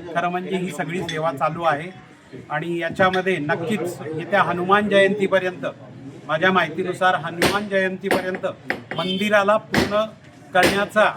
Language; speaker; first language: Marathi; native; Marathi